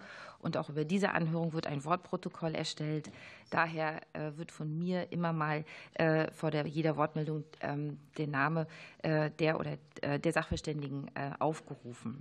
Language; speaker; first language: German; native; German